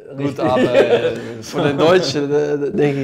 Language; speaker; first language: German; non-native, learner; Dutch